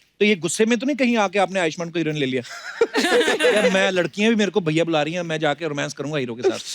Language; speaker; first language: Hindi; native; Hindi